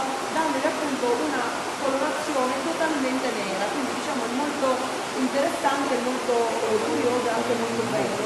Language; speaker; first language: Italian; native; Italian